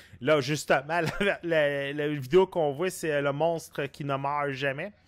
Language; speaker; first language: French; native; French